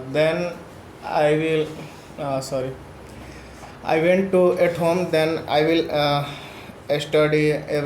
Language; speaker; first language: English; non-native, learner; Hindi